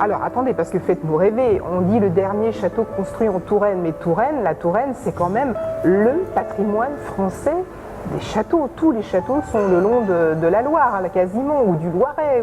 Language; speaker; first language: French; native; French